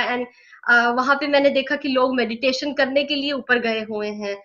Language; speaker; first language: Hindi; native; Hindi